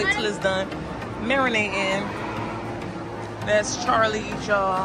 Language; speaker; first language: English; native; English